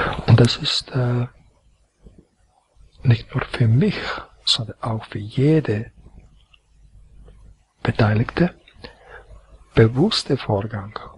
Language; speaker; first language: German; non-native, fluent; Croatian